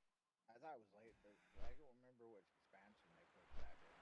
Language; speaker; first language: English; native; English